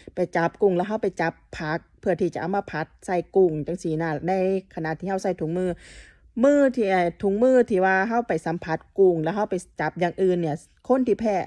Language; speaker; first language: Thai; native; Thai